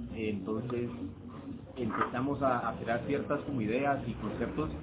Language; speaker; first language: Spanish; native; Spanish